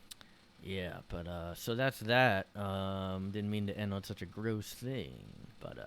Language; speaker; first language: English; native; English